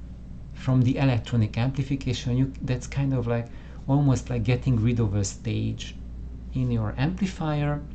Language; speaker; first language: English; non-native, fluent; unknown